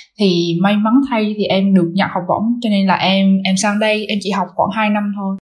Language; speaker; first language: Vietnamese; native; Vietnamese